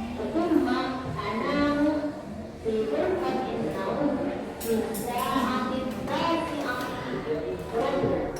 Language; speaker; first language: Arabic; non-native, learner; Indonesian